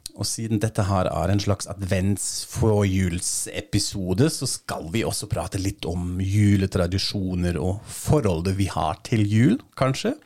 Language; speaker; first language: Norwegian; non-native, fluent; German